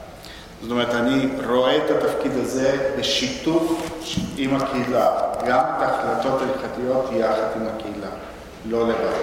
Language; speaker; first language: Hebrew; non-native, fluent; Spanish